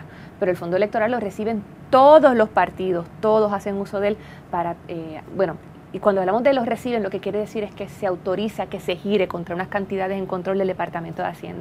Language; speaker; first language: Spanish; native; Spanish